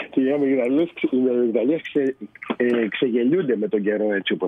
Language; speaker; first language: Greek; native; Greek